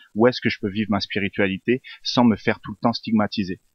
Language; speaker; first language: French; non-native, local second language; Arabic